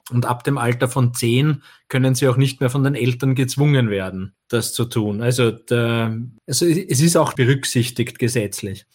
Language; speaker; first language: German; native; German